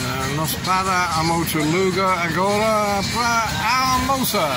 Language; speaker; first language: Portuguese; non-native, learner; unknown